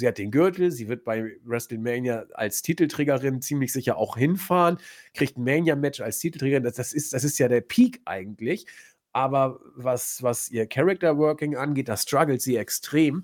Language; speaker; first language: German; native; German